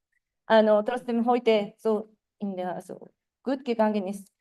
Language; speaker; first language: German; non-native, fluent; Japanese